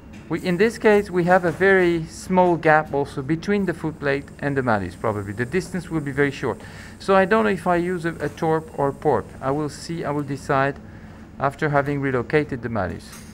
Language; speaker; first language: English; non-native, fluent; French